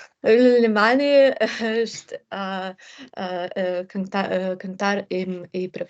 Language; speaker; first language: Albanian; non-native, learner; Russian